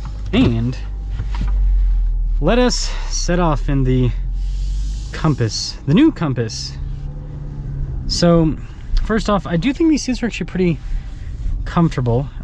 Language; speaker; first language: English; native; English